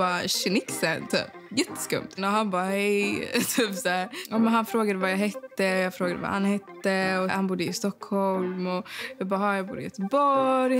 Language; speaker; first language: Swedish; early bilingual, other home language; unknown